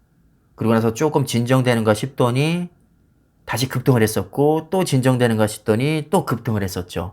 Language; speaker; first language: Korean; native; Korean